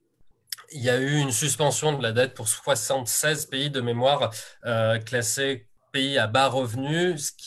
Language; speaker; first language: French; native; French